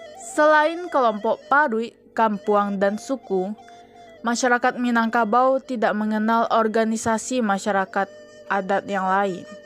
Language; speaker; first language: Indonesian; native; Indonesian